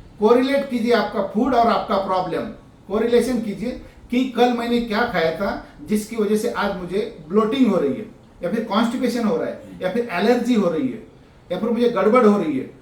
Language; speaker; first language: Hindi; non-native, local second language; Marathi